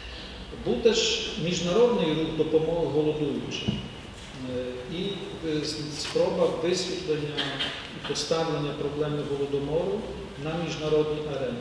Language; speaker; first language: Ukrainian; native; Ukrainian